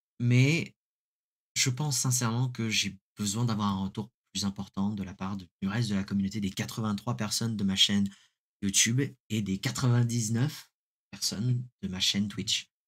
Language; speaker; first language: French; native; French